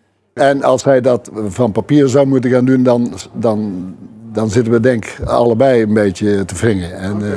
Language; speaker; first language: Dutch; native; Dutch